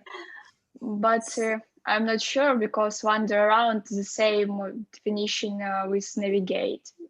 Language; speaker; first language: English; non-native, fluent; Russian